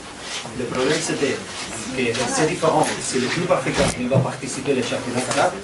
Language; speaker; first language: French; non-native, fluent; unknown